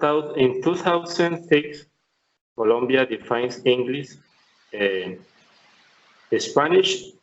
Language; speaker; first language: English; non-native, learner; Spanish